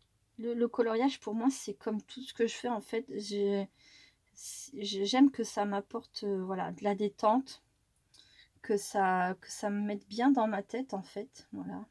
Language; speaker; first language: French; native; French